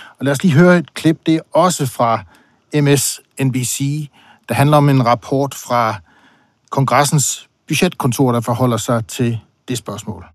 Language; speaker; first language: Danish; native; Danish